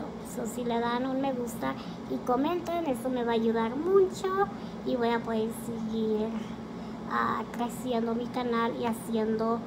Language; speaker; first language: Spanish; early bilingual, heritage; Spanish